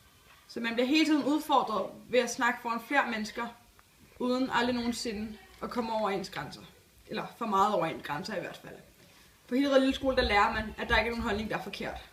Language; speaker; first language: Danish; native; Danish